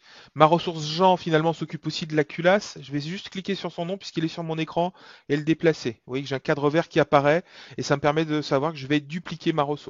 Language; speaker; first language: French; native; French